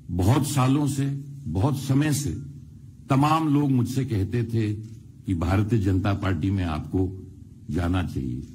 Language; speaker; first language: Hindi; native; Hindi